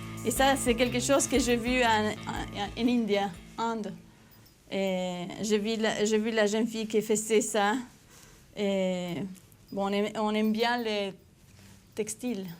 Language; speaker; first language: French; non-native, fluent; Spanish